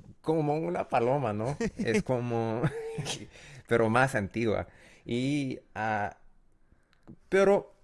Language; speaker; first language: Spanish; non-native, learner; English